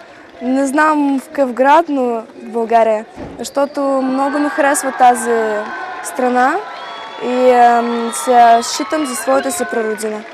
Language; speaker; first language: Bulgarian; early bilingual, heritage; Bulgarian